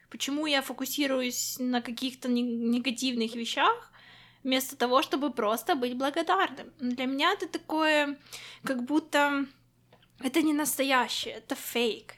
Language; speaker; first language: Russian; non-native, local second language; Ukrainian